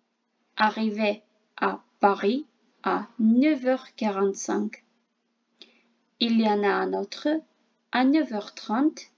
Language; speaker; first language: French; non-native, fluent; Armenian